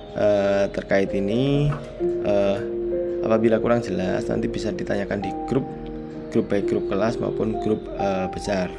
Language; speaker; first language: Indonesian; native; Indonesian